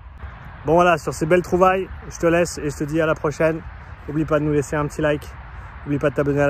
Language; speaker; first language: French; native; French